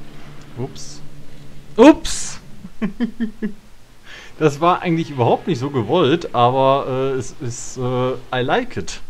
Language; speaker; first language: German; native; German